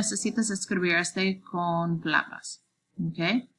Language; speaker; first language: Spanish; non-native, learner; English